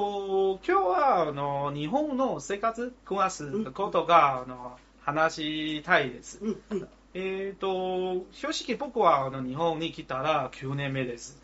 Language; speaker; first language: Japanese; non-native, learner; Chinese